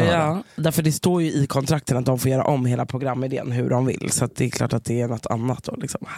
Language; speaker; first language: Swedish; native; Swedish